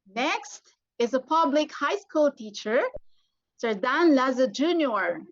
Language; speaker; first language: English; non-native, local second language; Filipino